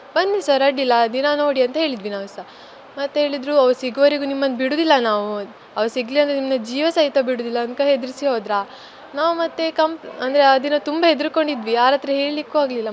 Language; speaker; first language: Kannada; non-native, local second language; Tulu